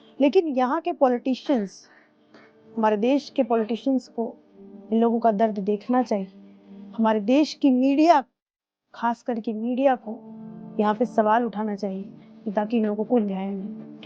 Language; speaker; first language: Hindi; native; Hindi